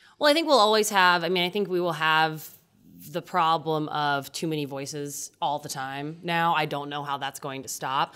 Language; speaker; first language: English; native; English